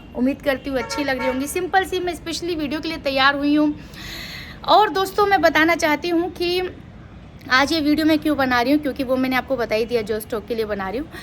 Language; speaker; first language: Hindi; native; Hindi